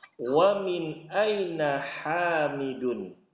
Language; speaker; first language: Arabic; non-native, fluent; Indonesian